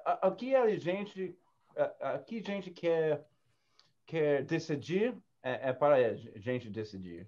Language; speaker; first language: Portuguese; non-native, learner; English